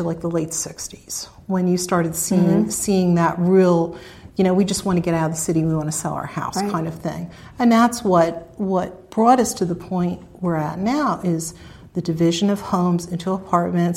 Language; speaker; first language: English; native; English